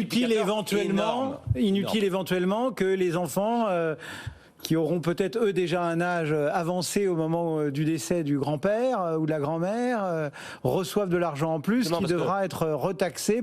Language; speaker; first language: French; native; French